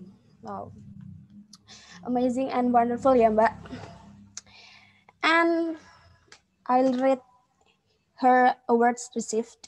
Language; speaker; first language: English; non-native, fluent; Indonesian